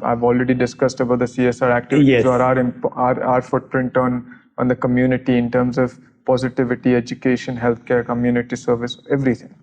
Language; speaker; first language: English; non-native, local second language; Gujarati